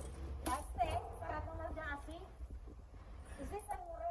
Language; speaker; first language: Spanish; non-native, learner; Filipino